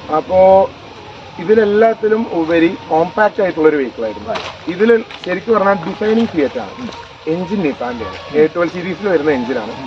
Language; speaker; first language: Malayalam; early bilingual, heritage; Malayalam